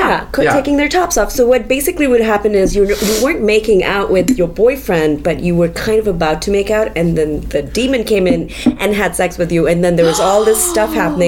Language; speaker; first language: English; non-native, local second language; Urdu